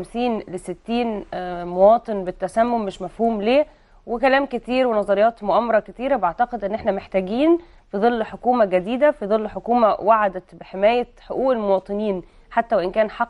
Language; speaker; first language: Arabic; native; Arabic